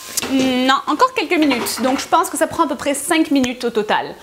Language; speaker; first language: French; native; French